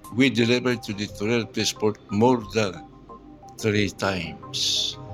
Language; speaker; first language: English; non-native, local second language; Cebuano